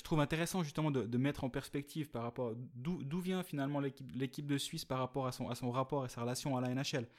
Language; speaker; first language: French; native; French